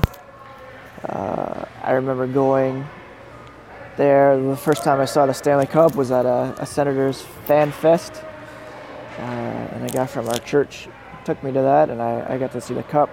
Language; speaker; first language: English; native; English